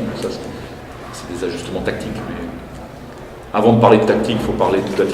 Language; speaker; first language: French; native; French